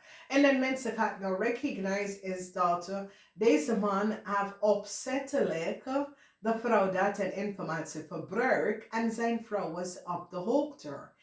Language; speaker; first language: Dutch; non-native, fluent; English